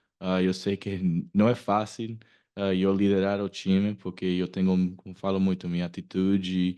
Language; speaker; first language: Portuguese; non-native, learner; English